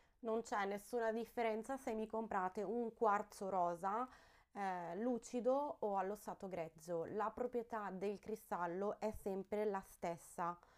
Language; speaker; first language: Italian; early bilingual, heritage; Italian